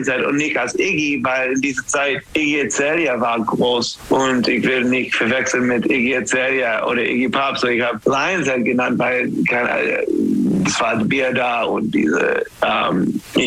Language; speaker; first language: German; non-native, learner; English